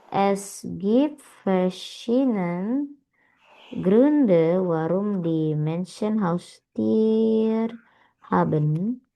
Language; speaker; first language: German; non-native, learner; Indonesian